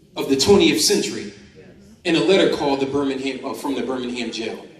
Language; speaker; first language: English; native; English